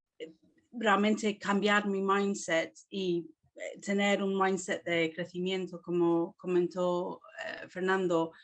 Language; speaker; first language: Spanish; non-native, fluent; English